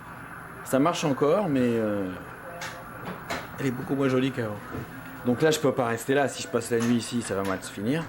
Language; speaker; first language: French; native; French